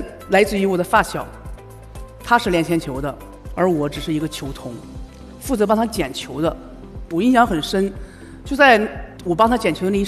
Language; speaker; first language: Chinese; native; Chinese